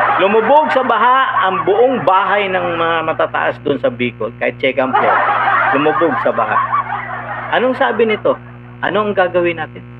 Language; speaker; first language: Filipino; non-native, local second language; Cebuano